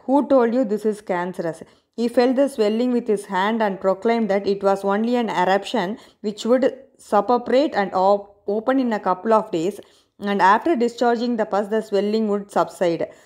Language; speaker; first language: English; non-native, local second language; Tamil